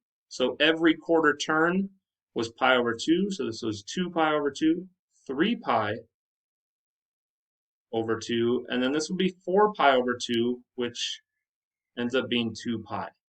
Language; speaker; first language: English; native; English